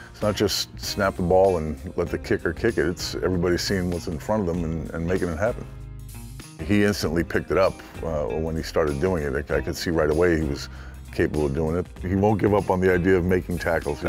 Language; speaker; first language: English; native; English